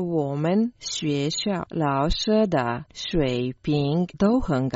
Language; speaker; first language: Chinese; non-native, learner; Croatian